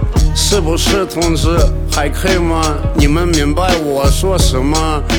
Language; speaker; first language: Chinese; non-native, learner; Russian